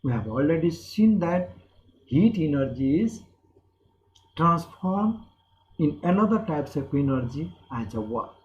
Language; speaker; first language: English; non-native, local second language; Nepali